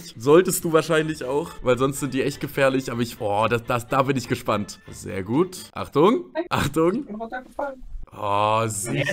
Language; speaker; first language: German; native; German